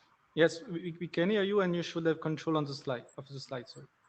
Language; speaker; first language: English; non-native, fluent; French